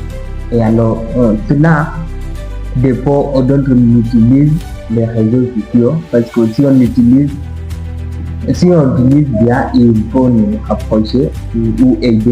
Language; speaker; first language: French; non-native, learner; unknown